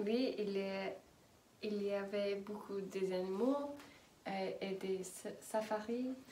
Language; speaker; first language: French; non-native, learner; English